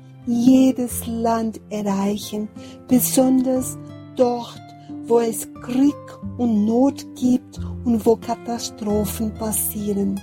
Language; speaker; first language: German; non-native, fluent; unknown